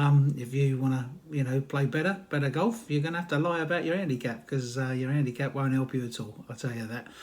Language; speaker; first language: English; native; English